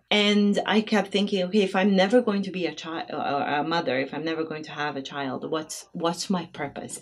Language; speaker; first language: English; non-native, fluent; Bosnian